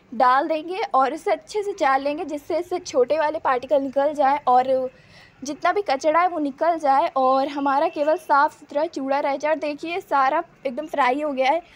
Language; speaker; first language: Hindi; native; Hindi